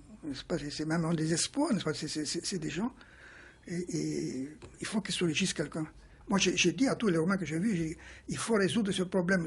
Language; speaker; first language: French; non-native, fluent; Romanian